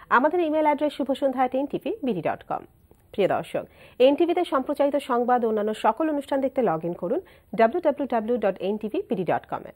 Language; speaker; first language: Bangla; native; Bangla